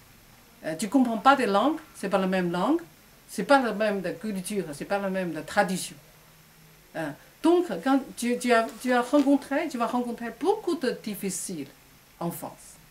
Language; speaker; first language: French; non-native, learner; Chinese